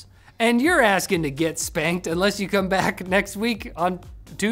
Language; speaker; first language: English; native; English